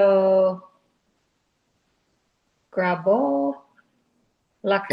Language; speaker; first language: Spanish; non-native, learner; English